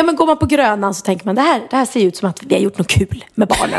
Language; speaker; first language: Swedish; native; Swedish